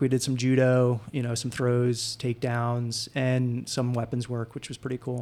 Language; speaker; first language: English; native; English